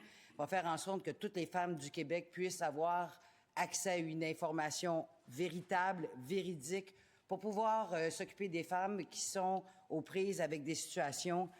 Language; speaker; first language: French; native; French